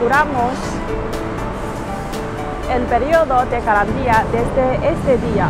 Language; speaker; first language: Spanish; non-native, learner; Chinese